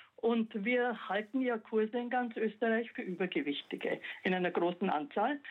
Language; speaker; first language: German; native; German